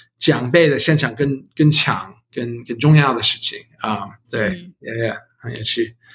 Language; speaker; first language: Chinese; non-native, learner; English